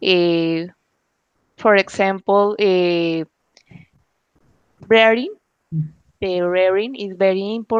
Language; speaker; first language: English; non-native, learner; Spanish